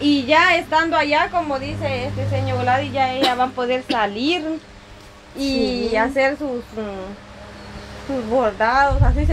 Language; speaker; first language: Spanish; native; Spanish